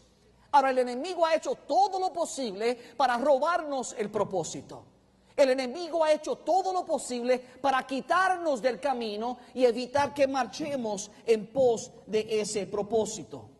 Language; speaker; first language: Spanish; native; Spanish